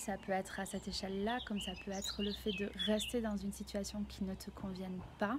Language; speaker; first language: French; native; French